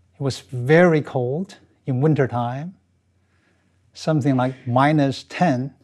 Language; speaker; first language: English; non-native, fluent; Chinese